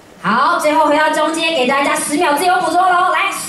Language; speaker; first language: Chinese; native; Chinese